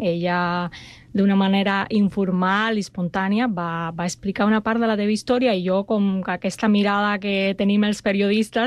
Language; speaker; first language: Catalan; non-native, fluent; Spanish